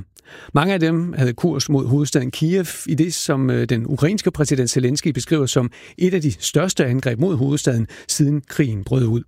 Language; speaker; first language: Danish; native; Danish